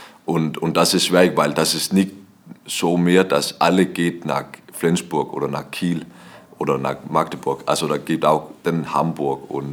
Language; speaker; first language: German; non-native, learner; Danish